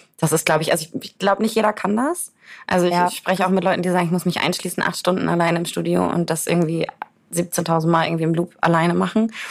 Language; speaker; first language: German; native; German